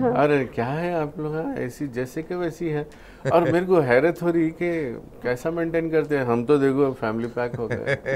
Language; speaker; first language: Urdu; native; Urdu